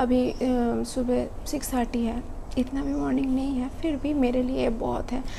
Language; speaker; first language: Hindi; non-native, local second language; Bangla